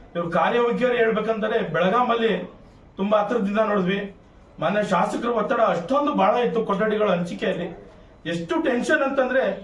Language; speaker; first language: Kannada; native; Kannada